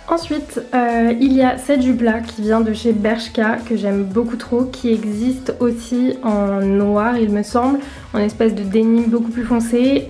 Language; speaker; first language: French; native; French